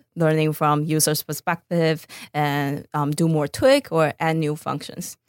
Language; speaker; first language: English; non-native, fluent; Chinese